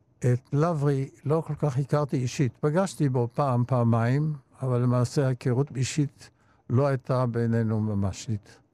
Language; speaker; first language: Hebrew; early bilingual, other home language; German